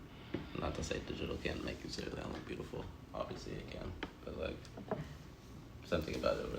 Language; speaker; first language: English; native; English